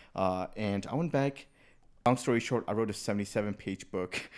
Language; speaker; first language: English; early bilingual, other home language; Burmese